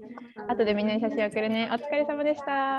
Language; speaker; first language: Japanese; native; Japanese